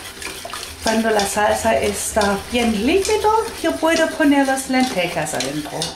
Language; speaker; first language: Spanish; non-native, learner; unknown